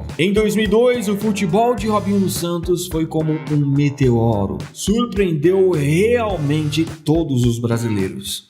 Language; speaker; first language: Portuguese; native; Portuguese